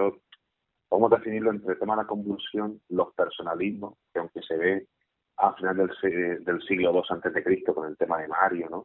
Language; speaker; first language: Spanish; native; Spanish